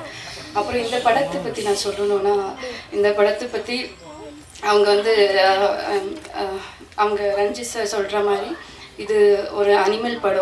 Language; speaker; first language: Tamil; non-native, fluent; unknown